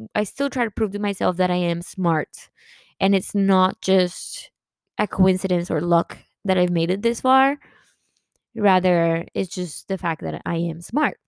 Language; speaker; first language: English; early bilingual, other home language; Spanish